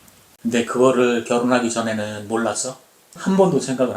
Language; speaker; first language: Korean; native; Korean